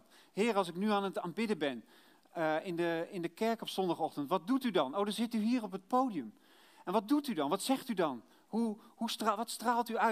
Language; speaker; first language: Dutch; native; Dutch